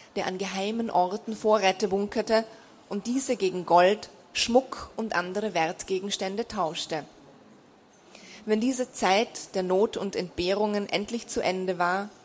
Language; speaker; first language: German; native; German